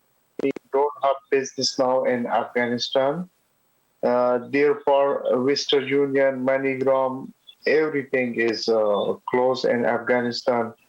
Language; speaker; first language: English; non-native, learner; Pashto